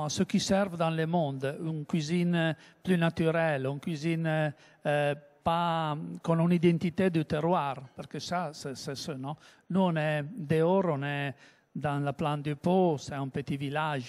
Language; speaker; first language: French; non-native, learner; Italian